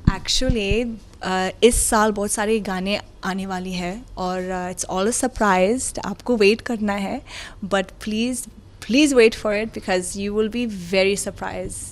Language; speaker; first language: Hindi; non-native, fluent; Arabic